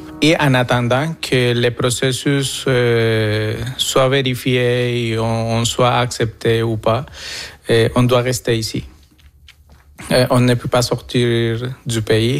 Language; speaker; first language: French; non-native, fluent; Spanish